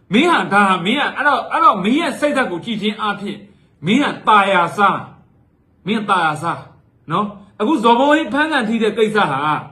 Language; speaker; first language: Burmese; native; Burmese